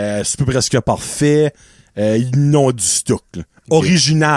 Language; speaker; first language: French; native; French